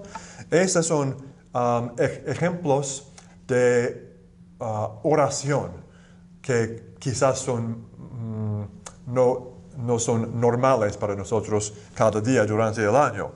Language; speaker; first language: Spanish; non-native, fluent; English